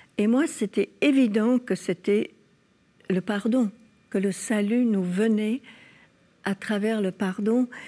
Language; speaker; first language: French; non-native, fluent; English